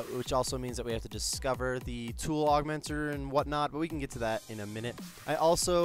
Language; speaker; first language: English; native; English